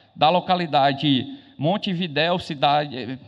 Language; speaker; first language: Portuguese; native; Portuguese